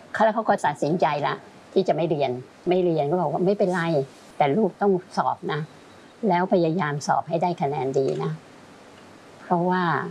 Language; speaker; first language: Thai; native; Thai